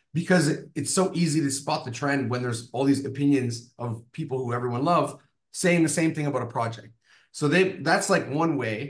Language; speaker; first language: English; native; English